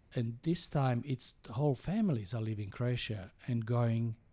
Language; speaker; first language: English; early bilingual, other home language; Croatian